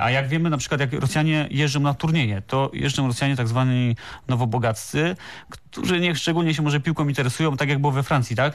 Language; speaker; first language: Polish; native; Polish